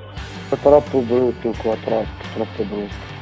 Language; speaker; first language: Italian; non-native, learner; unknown